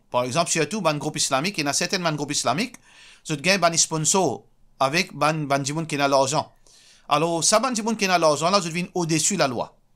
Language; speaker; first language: French; non-native, local second language; Morisyen